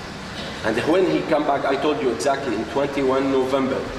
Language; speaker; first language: English; non-native, learner; Arabic